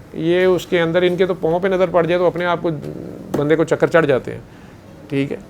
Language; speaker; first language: Urdu; non-native, local second language; Punjabi